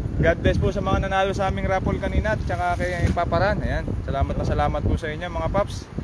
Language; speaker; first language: Filipino; native; Filipino